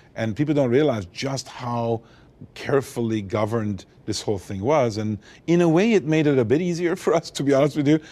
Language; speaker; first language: English; early bilingual, other home language; Armenian